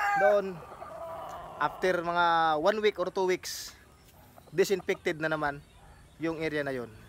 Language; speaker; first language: Filipino; non-native, local second language; Cebuano